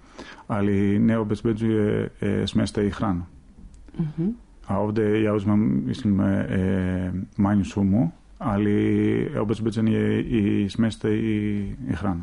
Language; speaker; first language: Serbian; non-native, fluent; Greek